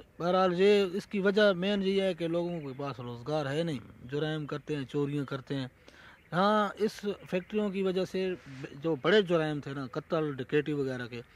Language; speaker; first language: Urdu; non-native, local second language; Punjabi